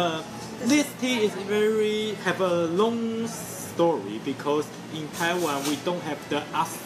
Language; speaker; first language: English; non-native, learner; Chinese